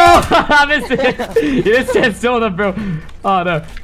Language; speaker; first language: English; native; English